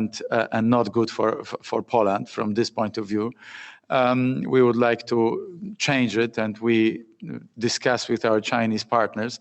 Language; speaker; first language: English; non-native, fluent; Polish